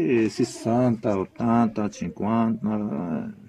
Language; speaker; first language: Italian; non-native, learner; Arabic